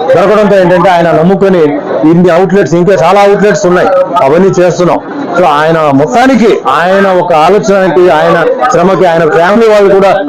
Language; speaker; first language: Telugu; non-native, fluent; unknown